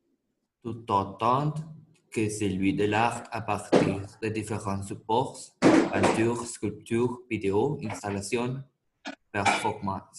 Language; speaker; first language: French; non-native, fluent; Spanish